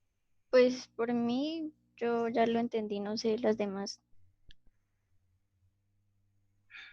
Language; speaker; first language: Spanish; native; Spanish